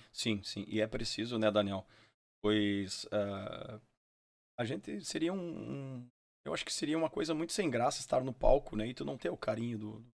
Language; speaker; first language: Portuguese; native; Portuguese